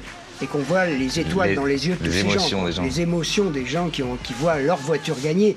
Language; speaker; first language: French; native; French